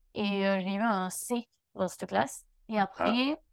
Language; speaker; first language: French; native; French